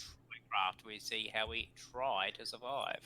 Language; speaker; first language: English; native; English